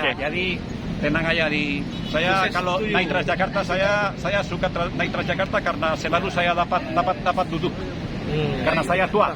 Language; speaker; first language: Indonesian; non-native, fluent; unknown